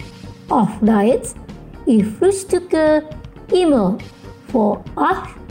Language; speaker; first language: German; non-native, fluent; Indonesian